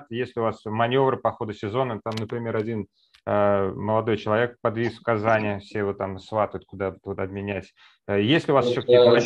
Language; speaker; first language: Russian; native; Russian